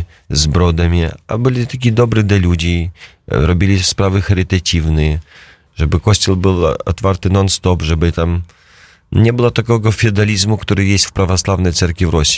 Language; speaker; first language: Polish; non-native, learner; Russian